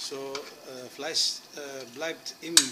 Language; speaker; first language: German; non-native, learner; Greek